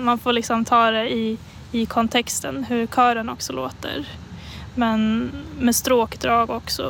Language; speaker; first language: Swedish; native; Swedish